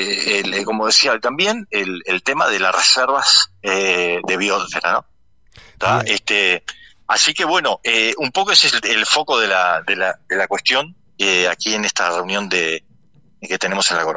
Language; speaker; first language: Spanish; native; Spanish